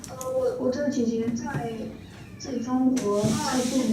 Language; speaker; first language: Chinese; early bilingual, heritage; Chinese